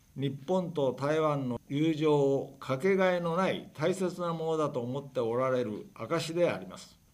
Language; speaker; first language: Japanese; native; Japanese